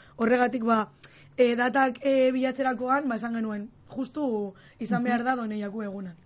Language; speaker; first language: Basque; non-native, local second language; Spanish